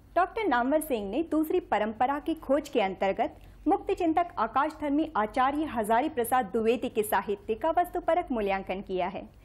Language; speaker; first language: Hindi; native; Hindi